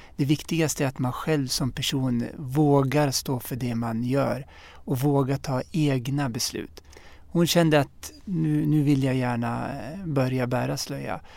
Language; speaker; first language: Swedish; early bilingual, other home language; Arabic